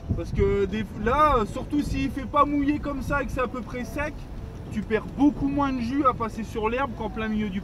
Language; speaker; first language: French; native; French